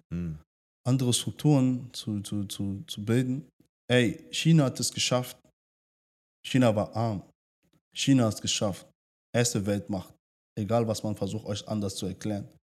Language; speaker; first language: German; early bilingual, other home language; French